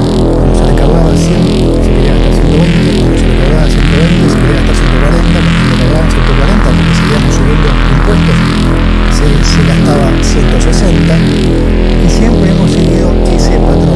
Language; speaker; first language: Spanish; native; Spanish